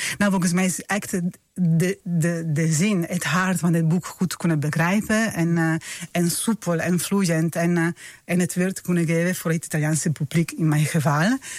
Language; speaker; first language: Dutch; non-native, fluent; Italian